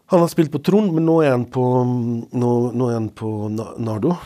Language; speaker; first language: Norwegian; non-native, fluent; Serbian